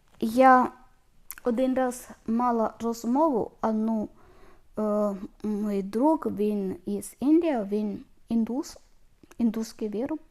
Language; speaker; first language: Ukrainian; non-native, learner; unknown